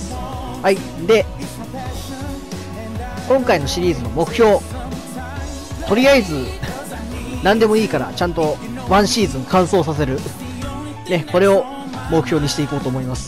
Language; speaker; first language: Japanese; native; Japanese